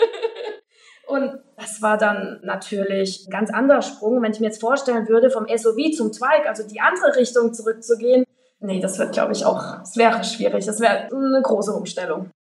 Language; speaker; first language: German; native; German